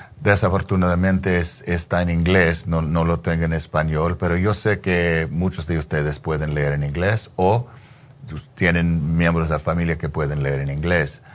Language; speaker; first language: Spanish; early bilingual, heritage; English